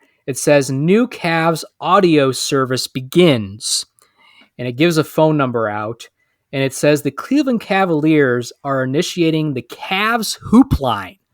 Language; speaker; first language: English; native; English